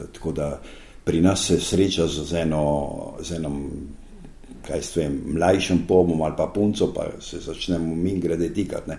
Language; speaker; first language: Slovenian; early bilingual, heritage; Slovenian